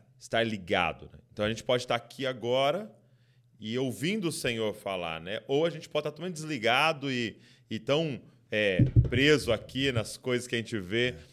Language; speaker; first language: Portuguese; native; Portuguese